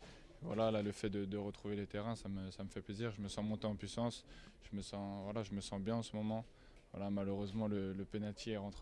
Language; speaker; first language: French; native; French